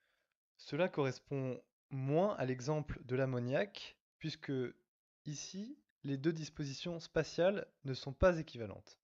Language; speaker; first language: French; native; French